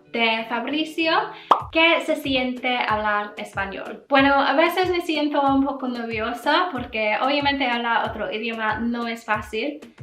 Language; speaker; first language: Spanish; non-native, learner; English